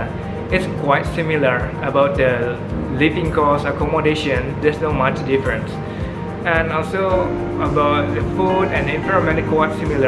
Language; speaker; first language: English; non-native, fluent; Indonesian